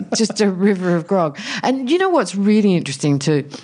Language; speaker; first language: English; native; English